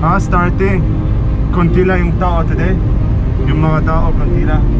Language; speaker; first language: Filipino; non-native, learner; Arabic